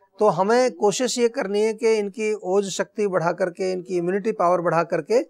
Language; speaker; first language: Hindi; native; Hindi